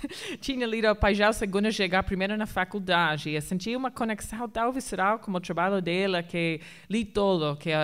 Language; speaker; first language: Portuguese; non-native, fluent; English